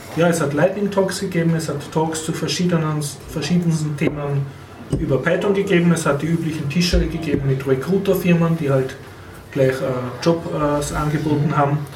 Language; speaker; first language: German; native; German